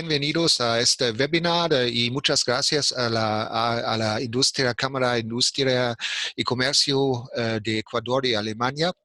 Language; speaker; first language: Spanish; non-native, fluent; German